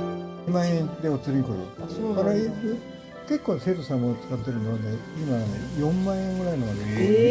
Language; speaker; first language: Japanese; native; Japanese